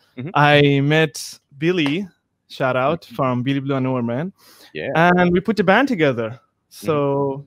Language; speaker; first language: English; non-native, fluent; Persian